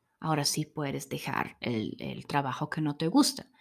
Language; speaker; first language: Spanish; non-native, learner; German